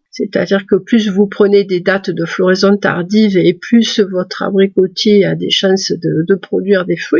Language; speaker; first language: French; native; French